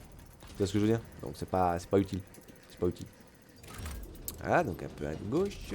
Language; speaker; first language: French; native; French